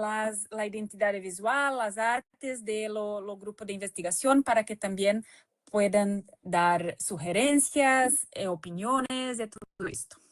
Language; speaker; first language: Spanish; non-native, fluent; Portuguese